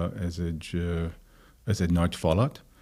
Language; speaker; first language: Hungarian; non-native, fluent; English